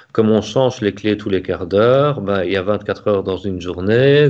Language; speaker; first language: French; native; French